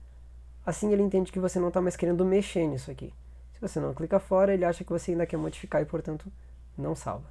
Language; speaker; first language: Portuguese; native; Portuguese